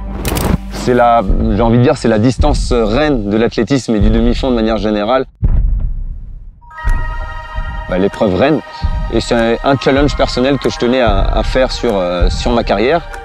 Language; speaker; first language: French; native; French